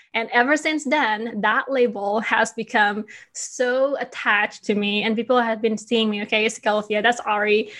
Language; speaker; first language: English; non-native, fluent; Indonesian